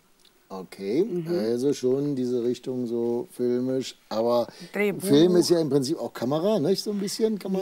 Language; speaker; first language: German; native; German